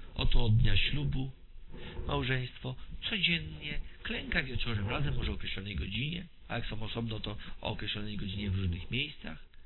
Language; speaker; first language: Polish; native; Polish